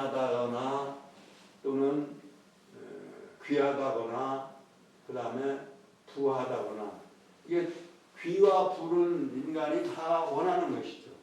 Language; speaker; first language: Korean; native; Korean